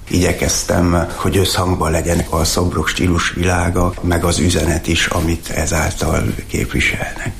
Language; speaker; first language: Hungarian; native; Hungarian